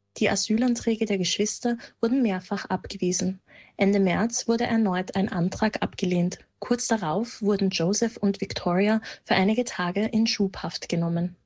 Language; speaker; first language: German; native; German